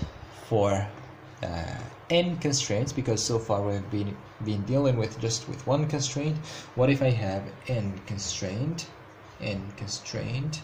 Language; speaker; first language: English; non-native, fluent; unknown